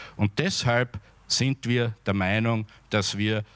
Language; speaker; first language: German; native; German